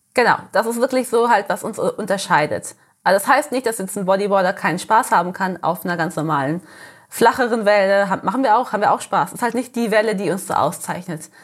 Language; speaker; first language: German; early bilingual, heritage; Portuguese